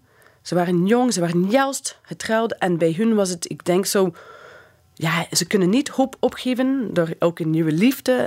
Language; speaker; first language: Dutch; non-native, fluent; English